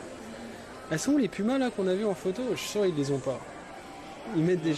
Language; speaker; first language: French; native; French